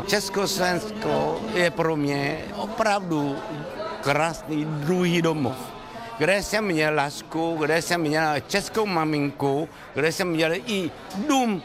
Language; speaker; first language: Czech; non-native, local second language; Vietnamese